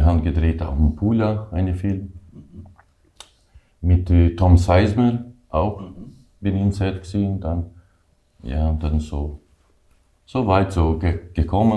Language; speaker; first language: German; non-native, learner; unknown